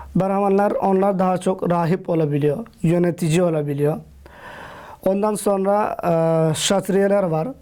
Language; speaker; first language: Turkish; non-native, fluent; Urdu